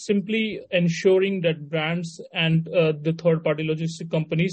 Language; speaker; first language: English; non-native, local second language; Hindi